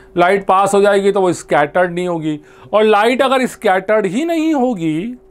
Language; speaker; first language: Hindi; non-native, local second language; Gujarati